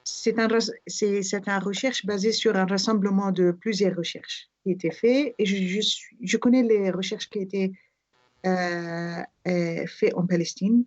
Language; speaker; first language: French; non-native, fluent; Arabic